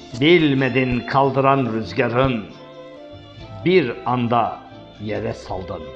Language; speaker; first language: Turkish; native; Turkish